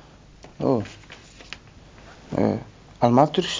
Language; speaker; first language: Dutch; non-native, learner; Turkish